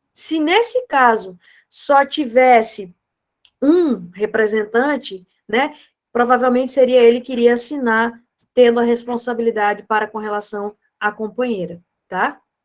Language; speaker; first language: Portuguese; non-native, fluent; Spanish